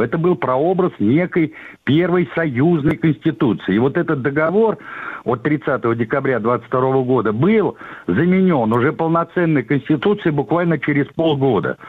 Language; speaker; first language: Russian; native; Russian